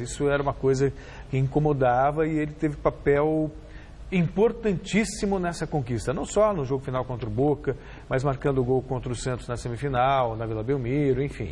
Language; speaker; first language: Portuguese; native; Portuguese